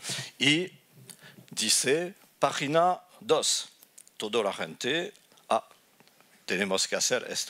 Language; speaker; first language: Spanish; non-native, fluent; French